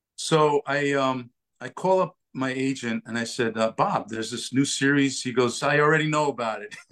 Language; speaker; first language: English; early bilingual, other home language; Italian